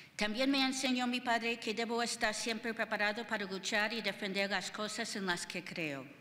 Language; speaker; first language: Spanish; non-native, fluent; English